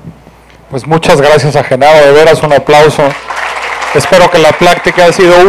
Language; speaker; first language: Spanish; native; Spanish